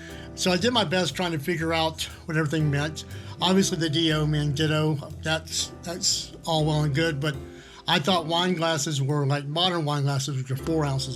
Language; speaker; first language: English; native; English